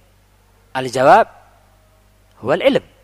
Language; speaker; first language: Arabic; non-native, fluent; Indonesian